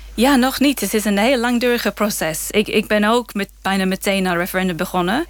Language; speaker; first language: Dutch; non-native, fluent; English